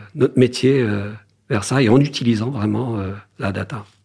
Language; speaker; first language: French; native; French